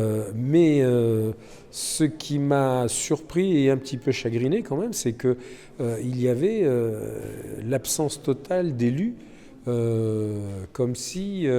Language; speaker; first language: French; native; French